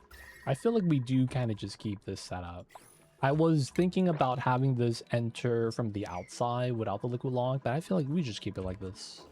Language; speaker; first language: English; native; English